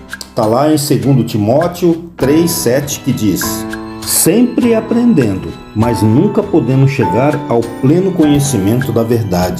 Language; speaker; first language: Portuguese; native; Portuguese